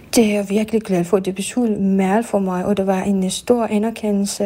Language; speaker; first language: Danish; non-native, fluent; Persian